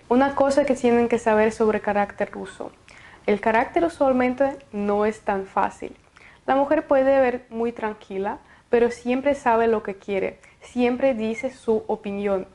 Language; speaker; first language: Spanish; non-native, fluent; Russian